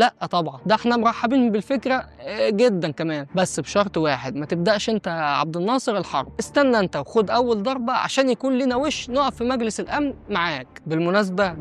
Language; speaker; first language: Arabic; native; Arabic